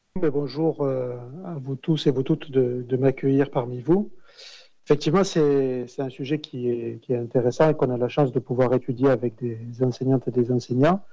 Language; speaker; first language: French; native; French